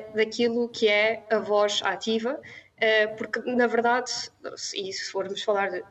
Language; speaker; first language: Portuguese; native; Portuguese